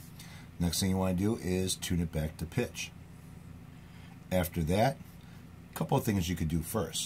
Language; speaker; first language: English; native; English